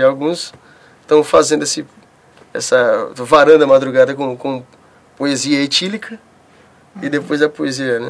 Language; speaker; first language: Portuguese; native; Portuguese